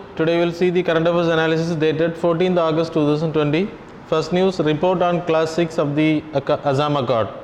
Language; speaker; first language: English; non-native, local second language; Tamil